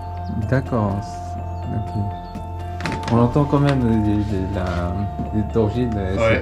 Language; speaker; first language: French; non-native, learner; Korean